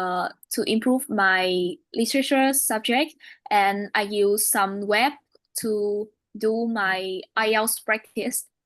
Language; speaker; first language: English; non-native, learner; Vietnamese